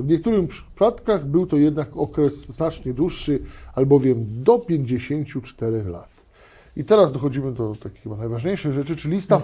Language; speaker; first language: Polish; native; Polish